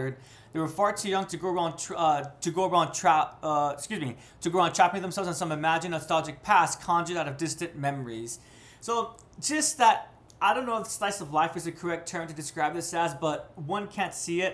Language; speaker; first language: English; native; English